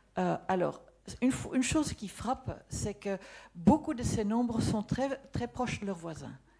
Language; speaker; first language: French; non-native, local second language; Dutch